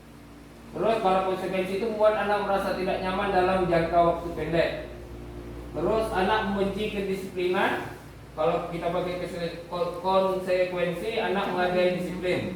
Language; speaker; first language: Indonesian; native; Indonesian